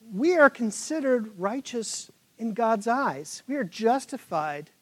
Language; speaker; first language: English; native; English